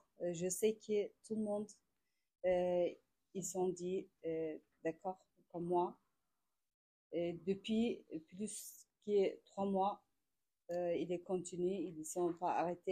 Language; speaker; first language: French; non-native, learner; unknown